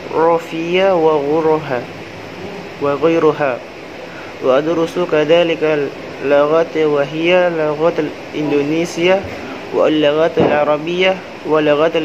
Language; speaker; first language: Arabic; non-native, learner; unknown